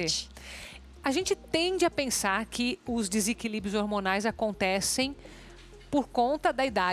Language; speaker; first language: Portuguese; native; Portuguese